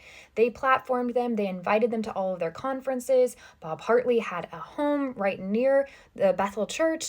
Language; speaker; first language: English; native; English